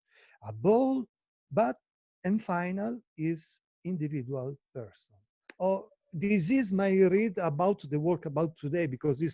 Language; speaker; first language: English; non-native, learner; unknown